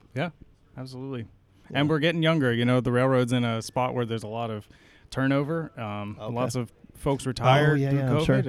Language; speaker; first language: English; native; English